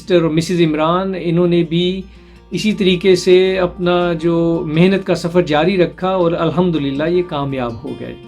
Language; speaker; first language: Urdu; non-native, local second language; Punjabi